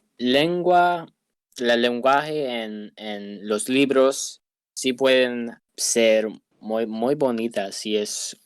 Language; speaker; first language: Spanish; non-native, learner; English